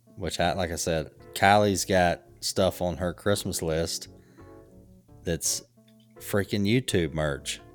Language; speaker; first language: English; native; English